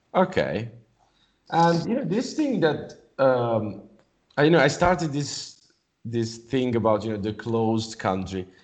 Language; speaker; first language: English; non-native, fluent; Italian